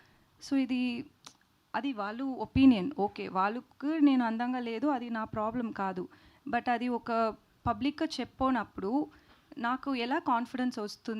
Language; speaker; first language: Telugu; non-native, learner; Tamil